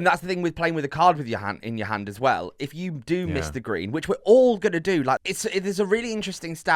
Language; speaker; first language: English; native; English